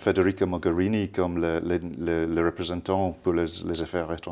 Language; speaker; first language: French; non-native, fluent; English